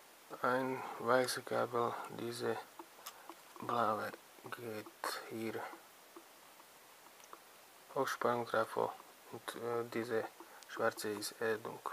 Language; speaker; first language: German; non-native, learner; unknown